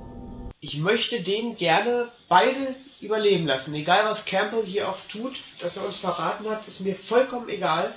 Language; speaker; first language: German; native; German